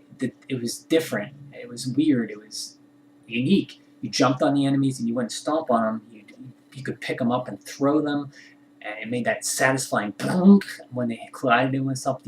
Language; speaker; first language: English; native; English